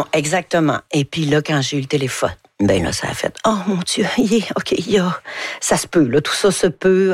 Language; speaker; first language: French; native; French